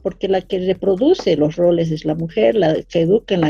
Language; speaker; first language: Spanish; native; Spanish